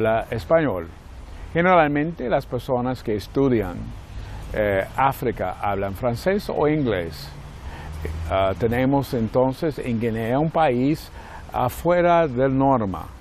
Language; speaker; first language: Spanish; non-native, fluent; Portuguese